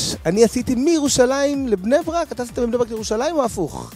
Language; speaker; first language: Hebrew; native; Hebrew